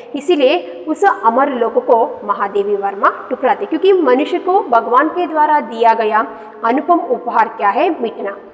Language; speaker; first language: Hindi; non-native, local second language; Kannada